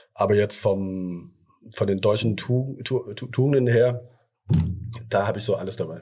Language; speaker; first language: German; early bilingual, other home language; Thai